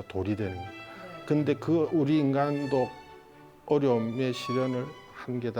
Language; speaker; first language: Korean; native; Korean